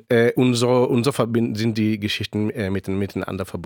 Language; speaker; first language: German; non-native, fluent; Hebrew